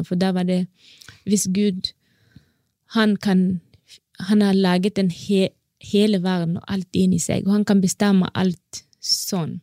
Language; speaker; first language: Norwegian; non-native, fluent; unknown